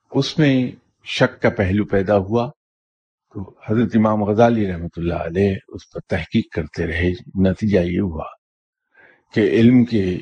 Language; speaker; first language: Urdu; native; Urdu